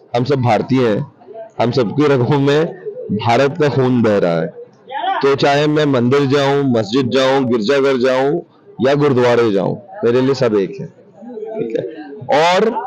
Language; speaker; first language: Hindi; native; Hindi